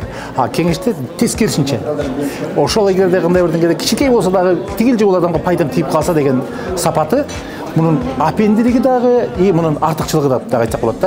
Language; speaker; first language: Kyrgyz; native; Kyrgyz